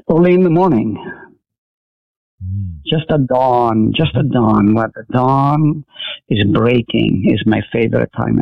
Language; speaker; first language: English; non-native, fluent; Hebrew